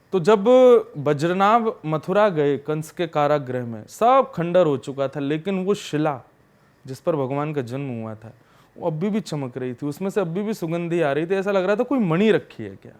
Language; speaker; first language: Hindi; native; Hindi